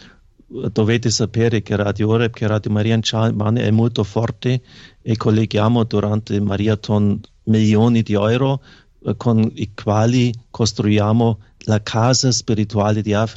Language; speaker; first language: Italian; non-native, fluent; German